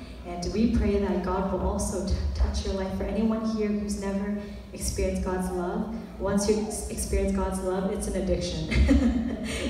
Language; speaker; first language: English; early bilingual, other home language; Vietnamese